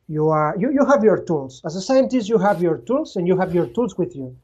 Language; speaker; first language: English; non-native, fluent; Spanish